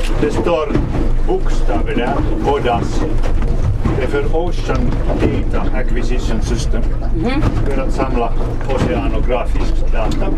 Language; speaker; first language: Swedish; non-native, local second language; Finnish